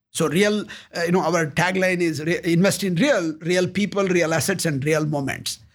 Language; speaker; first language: English; non-native, local second language; Kannada